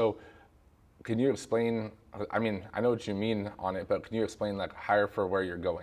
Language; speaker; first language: English; native; English